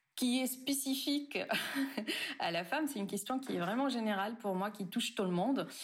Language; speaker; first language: French; non-native, local second language; Arabic